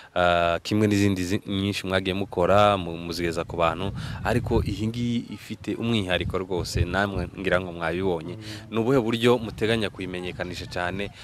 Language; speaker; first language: Kinyarwanda; native; Kinyarwanda